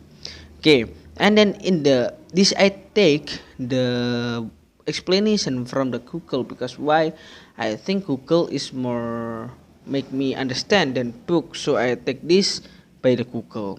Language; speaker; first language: English; non-native, learner; Indonesian